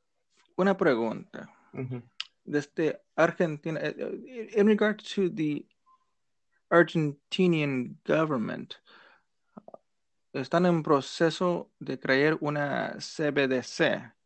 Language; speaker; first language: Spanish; non-native, learner; English